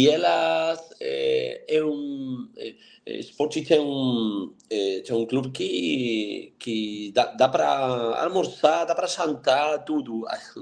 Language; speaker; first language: Portuguese; non-native, fluent; Spanish